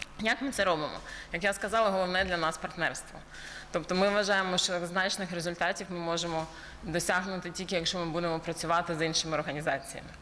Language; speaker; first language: Ukrainian; early bilingual, heritage; Ukrainian